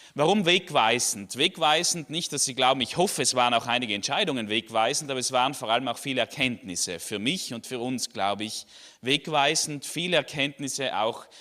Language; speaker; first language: German; native; German